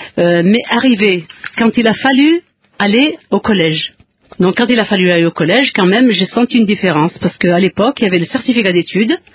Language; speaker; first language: French; non-native, local second language; Kabyle